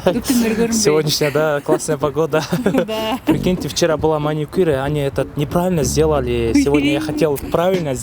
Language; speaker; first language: Russian; non-native, local second language; Kyrgyz